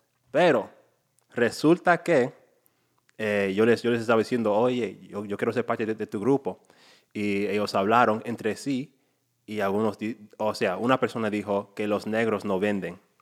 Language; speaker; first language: Spanish; non-native, fluent; English